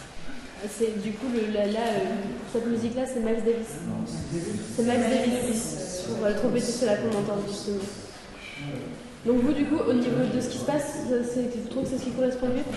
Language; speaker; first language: French; native; French